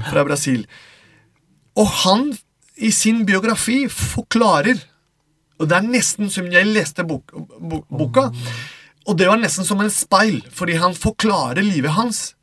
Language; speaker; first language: Norwegian; non-native, fluent; Spanish